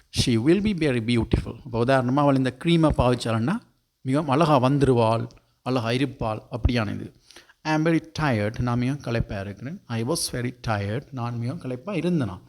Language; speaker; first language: Tamil; native; Tamil